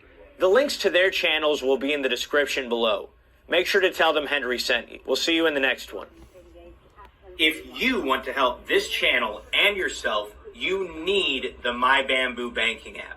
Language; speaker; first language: English; native; English